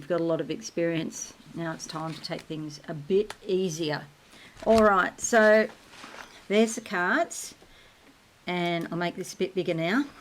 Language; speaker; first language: English; native; English